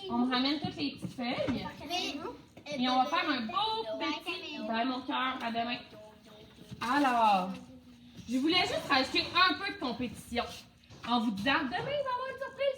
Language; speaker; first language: French; native; French